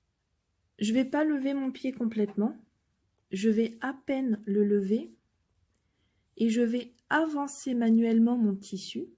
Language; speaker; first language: French; native; French